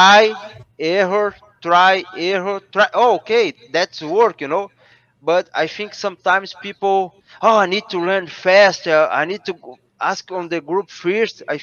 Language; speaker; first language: English; non-native, learner; Portuguese